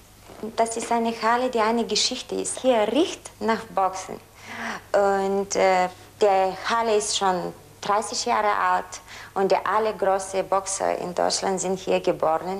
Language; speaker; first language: German; non-native, learner; Bulgarian